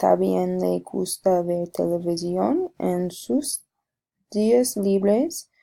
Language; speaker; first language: Spanish; non-native, learner; English